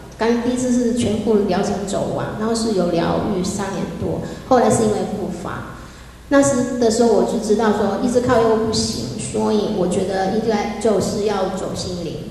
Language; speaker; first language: Chinese; non-native, local second language; Cantonese